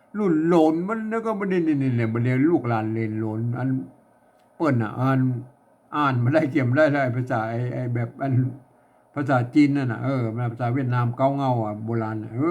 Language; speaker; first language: Thai; native; Thai